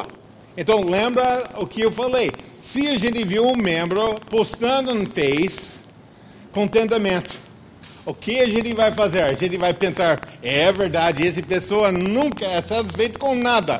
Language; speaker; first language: Portuguese; non-native, fluent; English